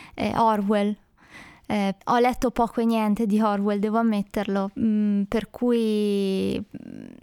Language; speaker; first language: Italian; native; Italian